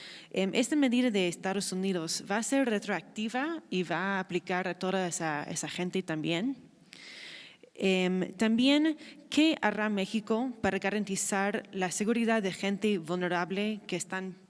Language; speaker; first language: Spanish; non-native, fluent; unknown